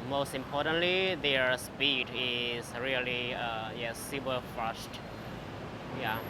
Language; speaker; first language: English; non-native, fluent; Chinese